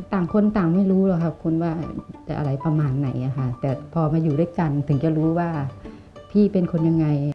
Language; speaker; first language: Thai; non-native, fluent; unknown